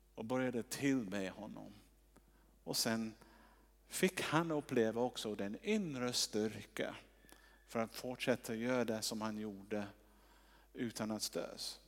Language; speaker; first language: Swedish; non-native, fluent; English